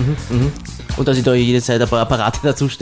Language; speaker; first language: German; native; German